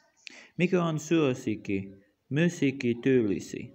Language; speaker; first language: Finnish; non-native, learner; English